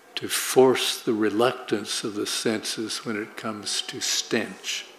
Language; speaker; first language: English; native; English